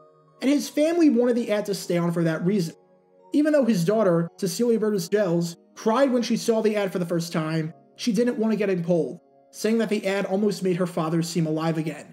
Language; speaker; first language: English; native; English